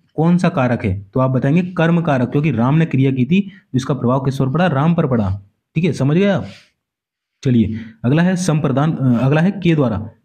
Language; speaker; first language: Hindi; native; Hindi